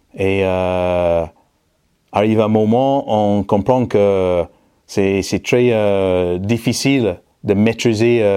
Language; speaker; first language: French; non-native, fluent; English